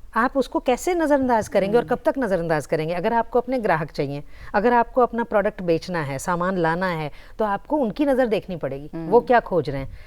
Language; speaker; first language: Hindi; native; Hindi